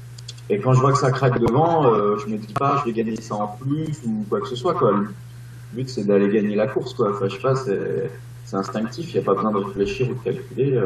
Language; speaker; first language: French; native; French